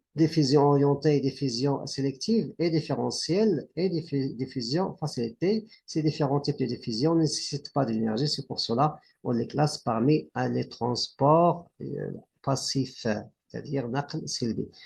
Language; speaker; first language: French; non-native, local second language; Arabic